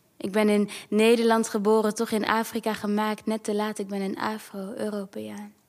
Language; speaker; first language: Dutch; early bilingual, other home language; Kinyarwanda